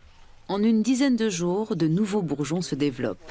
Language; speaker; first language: French; native; French